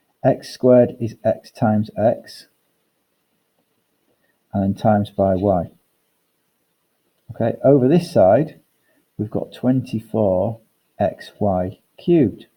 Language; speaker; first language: English; native; English